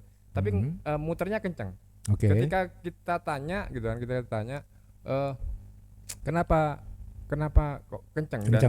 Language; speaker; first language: Indonesian; non-native, local second language; Javanese